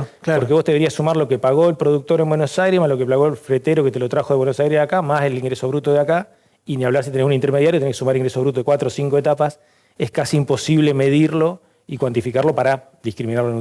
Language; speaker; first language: Spanish; native; Spanish